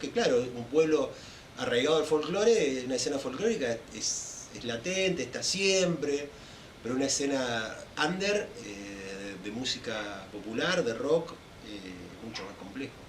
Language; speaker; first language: Spanish; native; Spanish